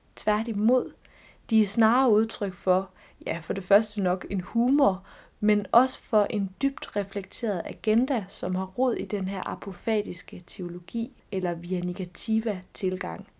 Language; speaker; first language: Danish; native; Danish